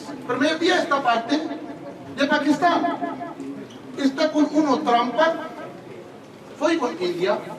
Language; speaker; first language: Spanish; non-native, learner; Urdu